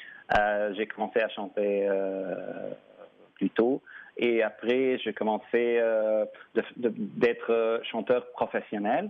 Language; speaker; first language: French; non-native, fluent; Arabic